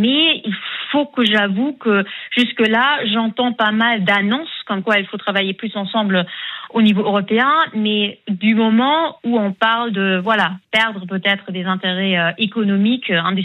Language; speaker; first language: French; non-native, fluent; German